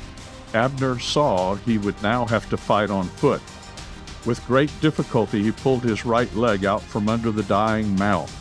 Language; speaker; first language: English; native; English